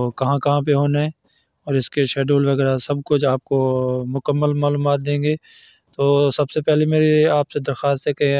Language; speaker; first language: Urdu; native; Urdu